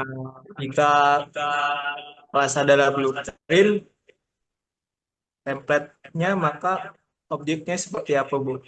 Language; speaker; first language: Indonesian; native; Indonesian